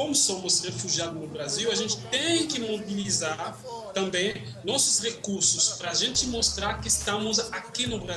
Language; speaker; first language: Portuguese; non-native, fluent; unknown